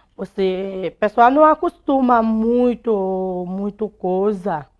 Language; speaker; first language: Portuguese; non-native, learner; Haitian Creole